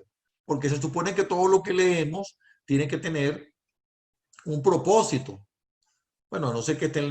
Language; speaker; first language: Spanish; native; Spanish